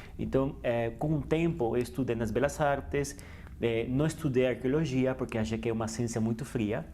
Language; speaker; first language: Portuguese; non-native, fluent; Spanish